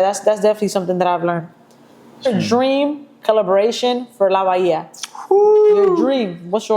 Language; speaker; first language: English; native; English